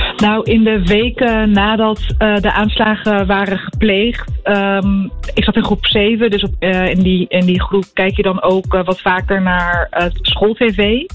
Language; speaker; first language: Dutch; early bilingual, other home language; Arabic